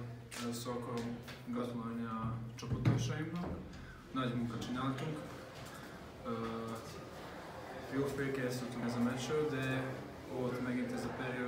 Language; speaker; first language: Hungarian; non-native, learner; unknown